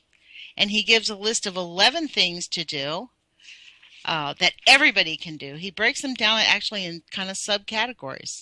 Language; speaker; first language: English; native; English